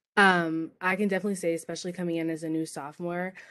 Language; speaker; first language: English; native; English